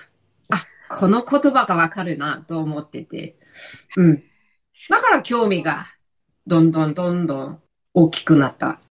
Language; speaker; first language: Japanese; non-native, fluent; English